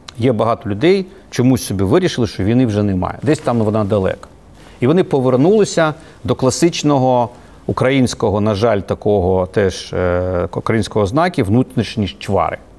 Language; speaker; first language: Ukrainian; native; Ukrainian